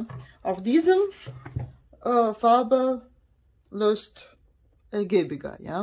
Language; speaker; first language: German; non-native, learner; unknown